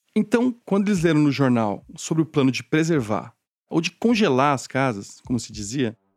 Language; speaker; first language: Portuguese; native; Portuguese